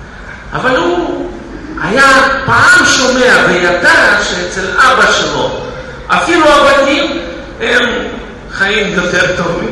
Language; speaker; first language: Hebrew; non-native, fluent; Russian